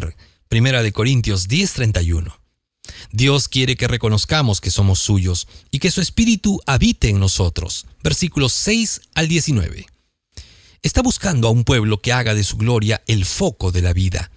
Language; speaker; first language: Spanish; native; Spanish